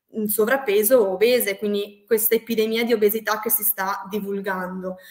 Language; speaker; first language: Italian; native; Italian